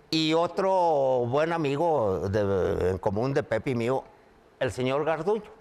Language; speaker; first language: Spanish; native; Spanish